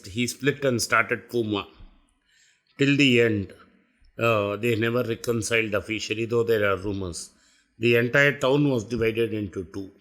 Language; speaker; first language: English; non-native, local second language; Tamil